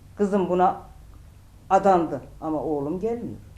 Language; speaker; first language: Turkish; native; Turkish